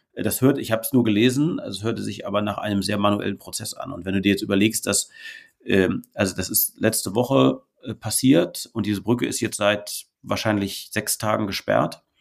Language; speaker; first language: German; native; German